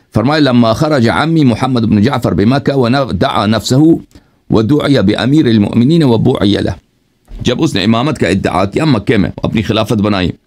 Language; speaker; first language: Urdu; non-native, fluent; Persian